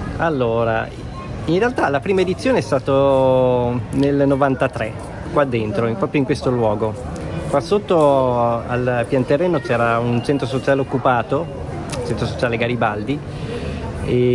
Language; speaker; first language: Italian; native; Italian